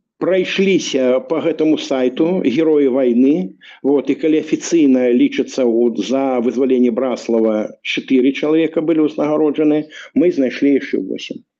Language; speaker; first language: Belarusian; non-native, local second language; Russian